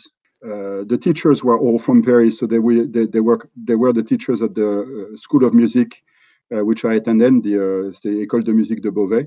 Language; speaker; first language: English; non-native, fluent; French